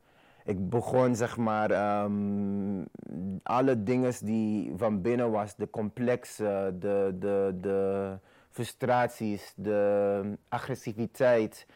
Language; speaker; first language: Dutch; non-native, fluent; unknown